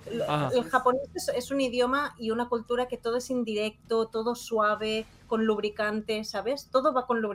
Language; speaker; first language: Spanish; native; Spanish